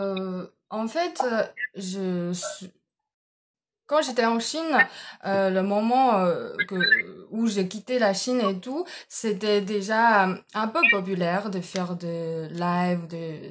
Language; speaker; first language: French; non-native, fluent; Chinese